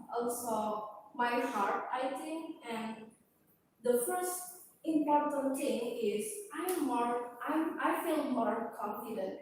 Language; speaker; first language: English; non-native, learner; Indonesian